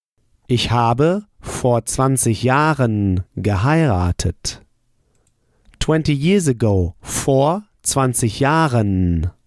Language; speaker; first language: German; non-native, fluent; English